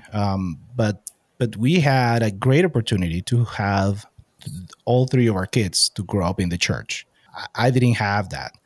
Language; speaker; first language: English; non-native, fluent; Spanish